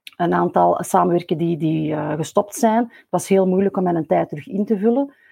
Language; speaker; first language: Dutch; native; Dutch